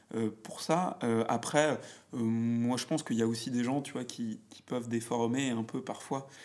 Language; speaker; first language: French; native; French